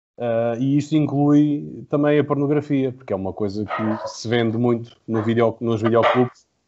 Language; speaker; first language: Portuguese; native; Portuguese